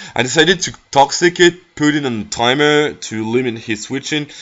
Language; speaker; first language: English; non-native, fluent; French